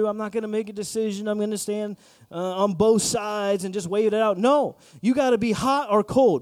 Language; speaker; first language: English; native; English